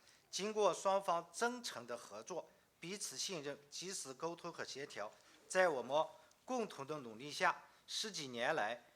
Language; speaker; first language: Chinese; native; Chinese